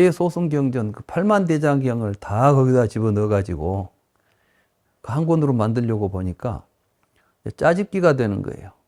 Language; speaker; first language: Korean; native; Korean